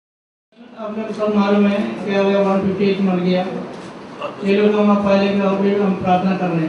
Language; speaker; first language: Hindi; non-native, local second language; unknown